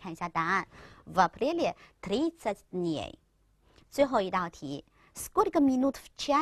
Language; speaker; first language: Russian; non-native, fluent; Chinese